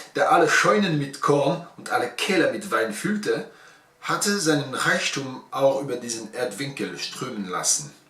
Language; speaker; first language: German; non-native, learner; French